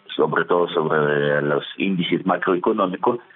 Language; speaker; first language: Spanish; non-native, fluent; Russian